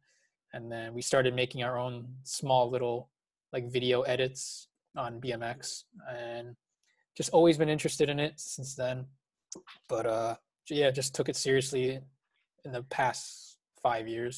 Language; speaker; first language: English; native; English